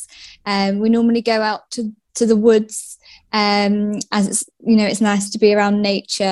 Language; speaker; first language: English; native; English